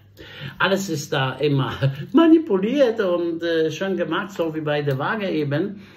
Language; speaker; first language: German; non-native, fluent; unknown